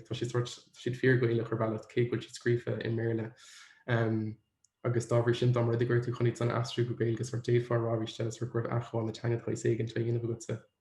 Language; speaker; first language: Irish; native; Irish